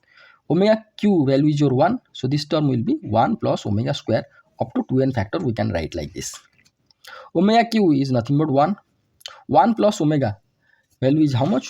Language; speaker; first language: English; non-native, local second language; Odia